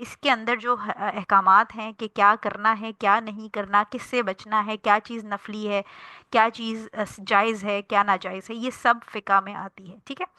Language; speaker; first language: Urdu; native; Urdu